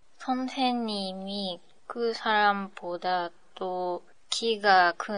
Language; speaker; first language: Korean; non-native, learner; Japanese